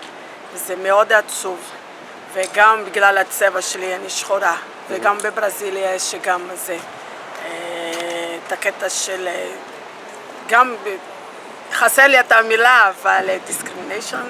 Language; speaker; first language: Hebrew; non-native, fluent; Portuguese